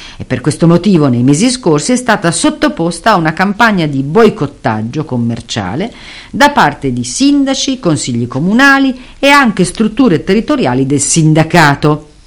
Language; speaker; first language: Italian; native; Italian